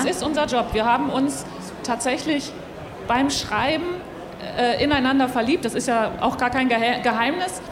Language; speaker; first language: German; native; German